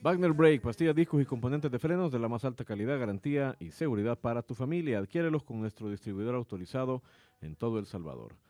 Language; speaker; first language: Spanish; native; Spanish